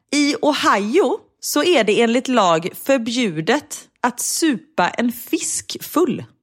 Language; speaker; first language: Swedish; native; Swedish